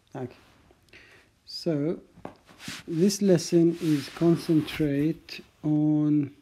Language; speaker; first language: English; non-native, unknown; Arabic